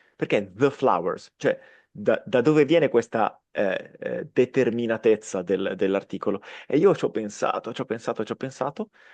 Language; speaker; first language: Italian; native; Italian